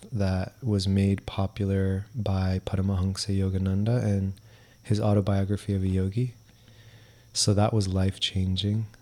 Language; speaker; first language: English; early bilingual, other home language; Spanish